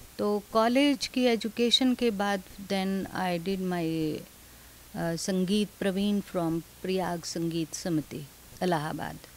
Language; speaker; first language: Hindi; non-native, local second language; Dogri